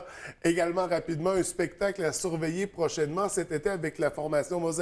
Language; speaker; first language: French; native; French